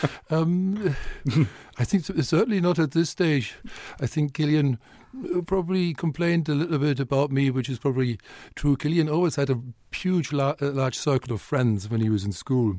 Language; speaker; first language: English; non-native, fluent; German